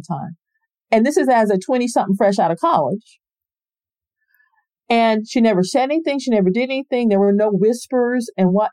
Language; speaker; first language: English; native; English